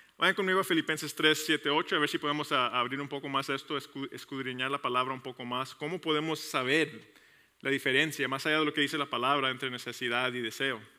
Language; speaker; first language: Spanish; early bilingual, heritage; Spanish